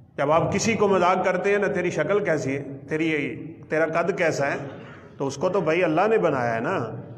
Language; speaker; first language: Urdu; non-native, local second language; Punjabi